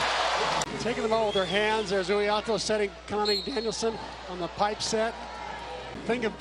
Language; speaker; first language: English; native; English